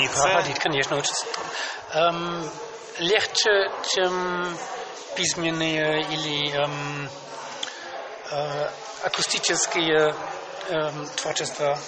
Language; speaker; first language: Russian; non-native, learner; German